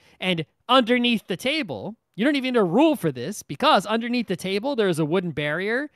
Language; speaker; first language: English; native; English